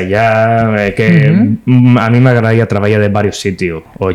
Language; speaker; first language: Catalan; non-native, local second language; Spanish